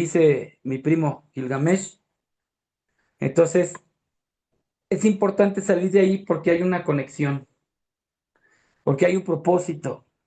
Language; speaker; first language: Spanish; native; Spanish